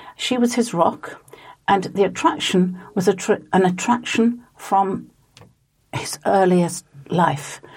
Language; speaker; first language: English; native; English